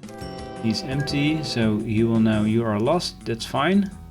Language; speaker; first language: English; non-native, fluent; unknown